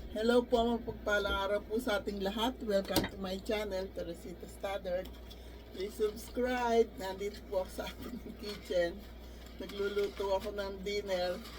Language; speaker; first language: Filipino; non-native, local second language; Pampanga